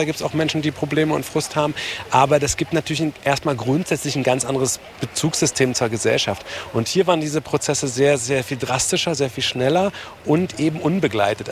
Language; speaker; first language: German; native; German